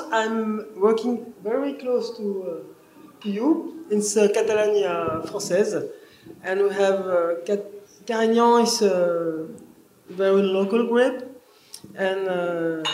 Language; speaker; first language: English; non-native, learner; French